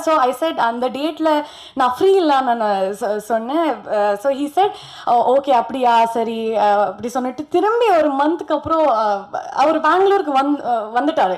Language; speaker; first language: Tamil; non-native, learner; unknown